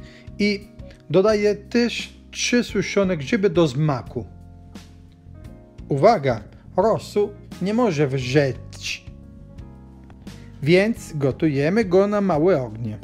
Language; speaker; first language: Polish; non-native, learner; Italian